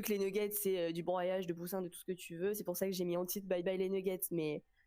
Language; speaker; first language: French; native; French